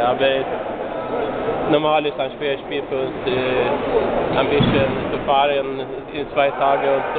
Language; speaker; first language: German; non-native, learner; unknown